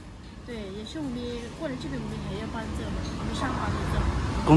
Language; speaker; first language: Chinese; non-native, learner; Lao